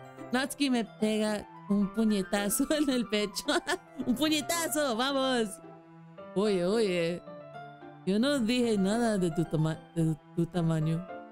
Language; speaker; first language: Spanish; non-native, learner; English